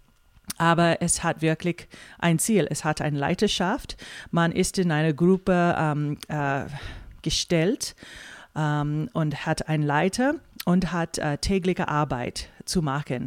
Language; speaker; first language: German; non-native, fluent; English